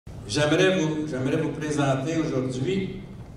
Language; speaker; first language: French; native; French